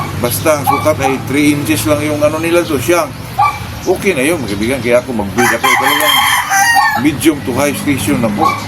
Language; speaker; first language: Filipino; non-native, local second language; Cebuano